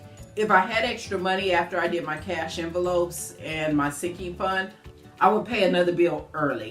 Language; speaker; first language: English; native; English